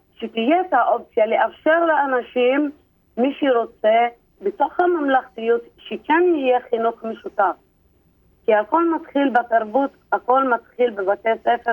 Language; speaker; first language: Hebrew; non-native, local second language; Arabic